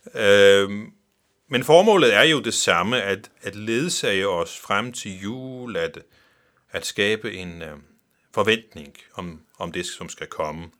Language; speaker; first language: Danish; non-native, local second language; Faroese